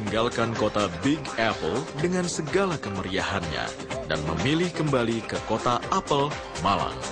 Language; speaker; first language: Indonesian; native; Indonesian